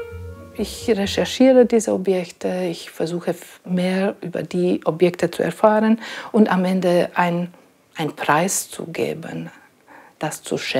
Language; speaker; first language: German; non-native, fluent; Romanian